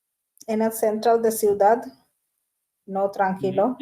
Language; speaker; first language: Spanish; non-native, learner; Bangla